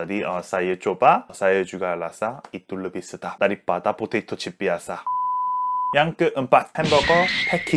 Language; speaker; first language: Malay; non-native, learner; Korean